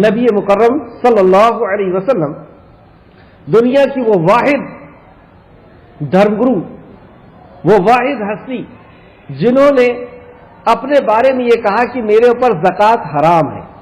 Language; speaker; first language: Urdu; native; Urdu